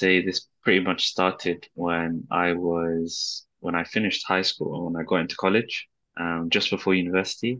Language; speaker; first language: English; native; English